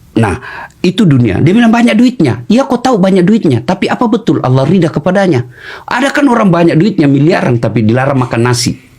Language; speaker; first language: Indonesian; non-native, local second language; Buginese